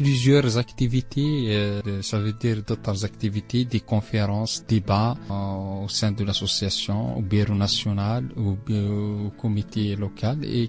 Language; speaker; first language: French; non-native, local second language; Arabic